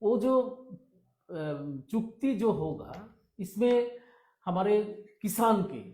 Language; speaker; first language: Hindi; non-native, local second language; Bangla